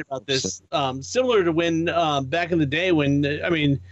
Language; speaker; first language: English; native; English